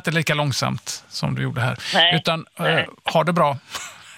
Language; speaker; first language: Swedish; native; Swedish